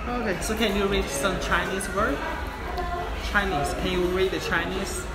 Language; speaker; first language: English; non-native, fluent; Cantonese